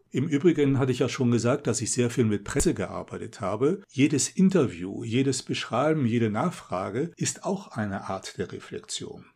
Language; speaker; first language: German; native; German